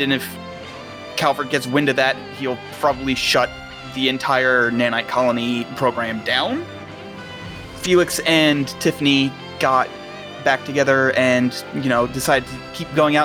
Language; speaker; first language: English; native; English